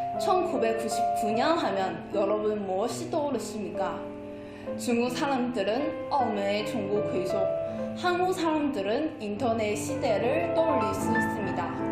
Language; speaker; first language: Korean; non-native, fluent; Chinese